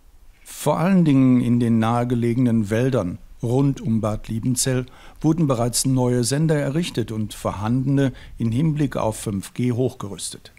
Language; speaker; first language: German; native; German